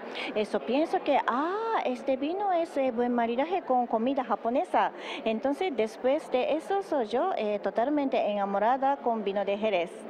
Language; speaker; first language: Spanish; non-native, learner; Japanese